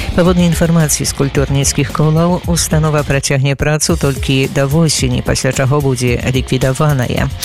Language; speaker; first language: Belarusian; native; Belarusian